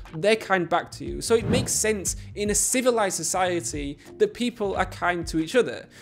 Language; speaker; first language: English; native; English